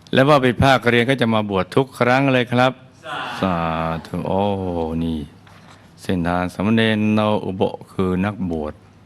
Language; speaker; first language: Thai; native; Thai